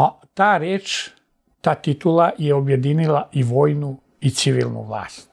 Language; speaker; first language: Serbian; native; Serbian